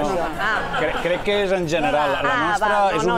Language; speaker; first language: Catalan; native; Catalan